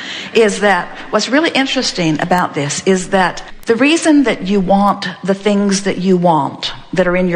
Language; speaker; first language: English; native; English